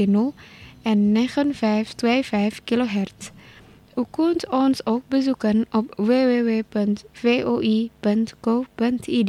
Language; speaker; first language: Dutch; non-native, learner; Indonesian